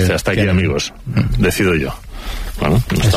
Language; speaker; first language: Spanish; native; Spanish